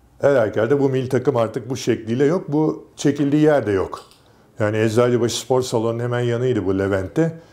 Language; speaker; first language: Turkish; native; Turkish